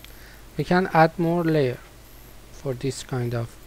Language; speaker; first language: English; non-native, fluent; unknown